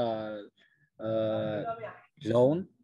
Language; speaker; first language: Finnish; non-native, learner; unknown